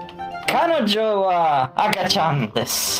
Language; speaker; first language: Japanese; non-native, learner; English